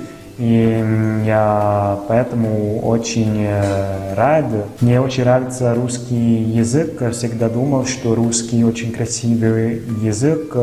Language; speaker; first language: Russian; non-native, fluent; Italian